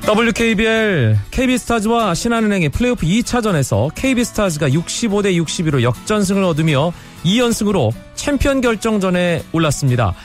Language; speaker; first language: Korean; native; Korean